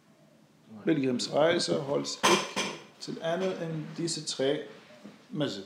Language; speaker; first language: Danish; non-native, fluent; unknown